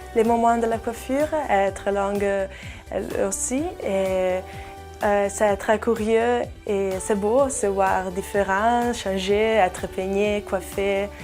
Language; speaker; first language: French; non-native, local second language; Italian